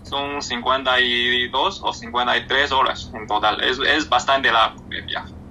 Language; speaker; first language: Spanish; non-native, learner; Chinese